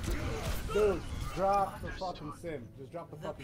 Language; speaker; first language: English; native; English